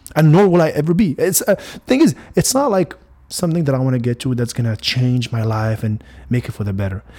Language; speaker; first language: English; non-native, fluent; Arabic